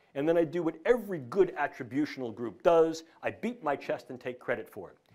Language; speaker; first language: English; native; English